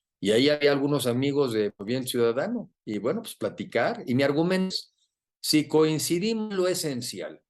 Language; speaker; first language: Spanish; native; Spanish